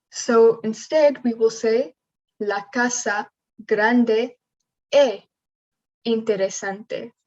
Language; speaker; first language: Spanish; non-native, learner; English